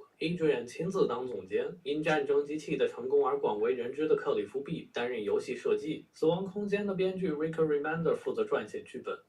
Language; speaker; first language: Chinese; native; Chinese